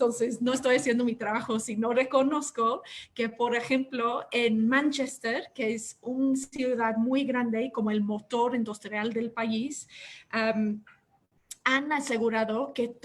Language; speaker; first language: Spanish; non-native, fluent; English